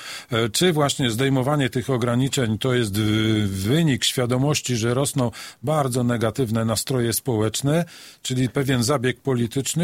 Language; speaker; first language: Polish; native; Polish